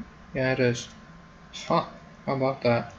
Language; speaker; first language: English; native; English